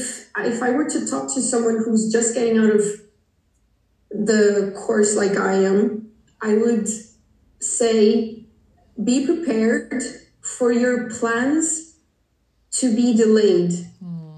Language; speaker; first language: English; non-native, fluent; Portuguese